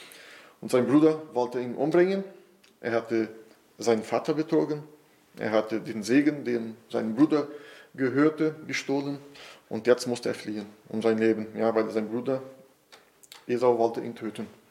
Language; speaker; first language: German; non-native, fluent; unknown